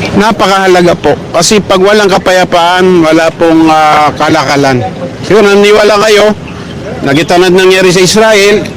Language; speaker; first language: Filipino; non-native, local second language; Maranao